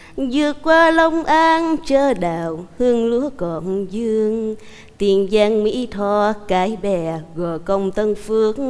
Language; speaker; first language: Vietnamese; native; Vietnamese